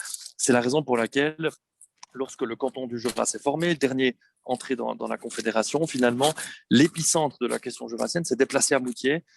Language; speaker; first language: French; native; French